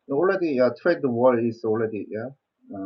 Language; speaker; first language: English; non-native, learner; Korean